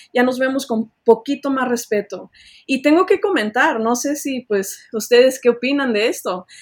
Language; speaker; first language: Spanish; early bilingual, heritage; Spanish